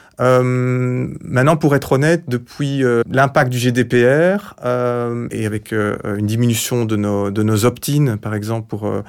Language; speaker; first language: French; native; French